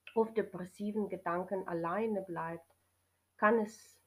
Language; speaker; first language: German; non-native, fluent; Ukrainian